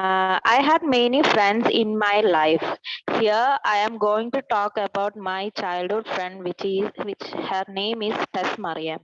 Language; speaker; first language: English; non-native, learner; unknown